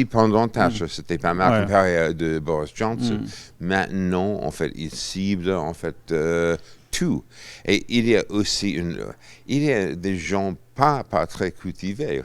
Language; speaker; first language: French; non-native, fluent; English